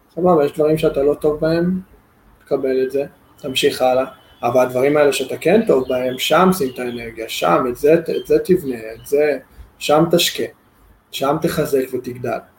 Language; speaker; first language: Hebrew; non-native, fluent; English